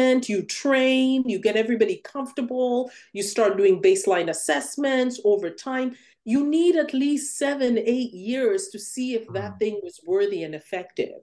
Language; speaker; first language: English; non-native, local second language; Ganda